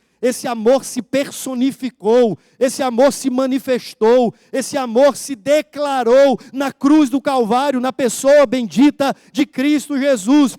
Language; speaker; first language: Portuguese; native; Portuguese